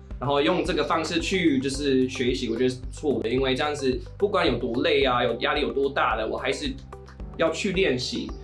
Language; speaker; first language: Chinese; non-native, fluent; English